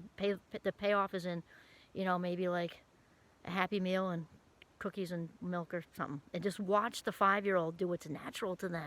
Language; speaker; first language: English; native; English